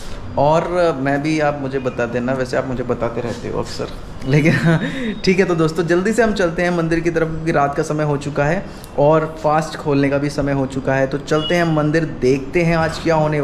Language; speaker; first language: Hindi; native; Hindi